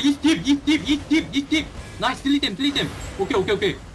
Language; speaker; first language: Korean; native; Korean